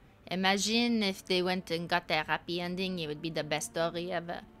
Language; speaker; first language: English; native; English